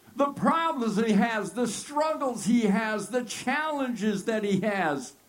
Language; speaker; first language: English; native; English